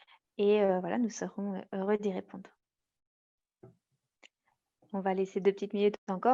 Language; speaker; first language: French; native; French